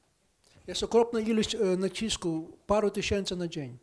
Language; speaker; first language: Polish; non-native, fluent; Ukrainian